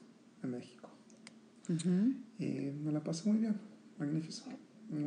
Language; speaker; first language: Spanish; early bilingual, heritage; Spanish